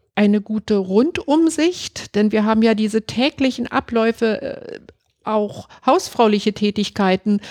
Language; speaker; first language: German; native; German